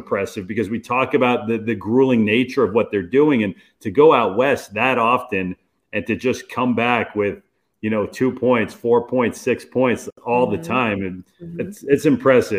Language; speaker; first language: English; native; English